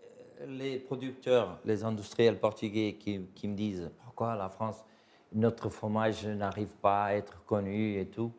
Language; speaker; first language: French; non-native, fluent; Portuguese